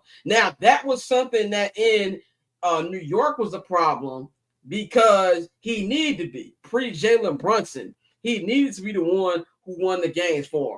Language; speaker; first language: English; native; English